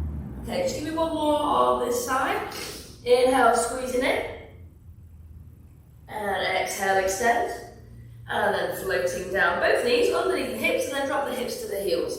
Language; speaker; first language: English; native; English